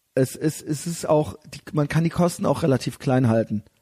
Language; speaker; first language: German; native; German